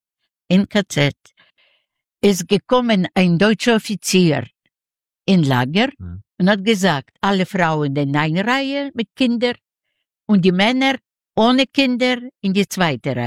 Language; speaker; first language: German; non-native, learner; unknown